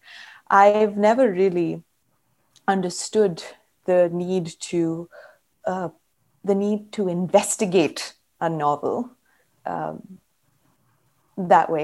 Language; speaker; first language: English; non-native, local second language; Kannada